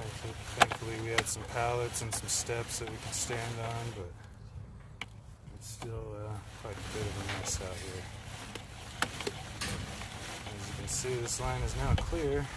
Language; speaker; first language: English; native; English